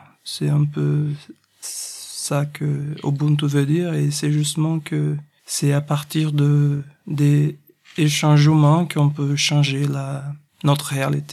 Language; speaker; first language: French; non-native, fluent; Portuguese